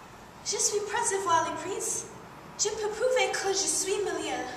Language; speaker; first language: French; non-native, learner; English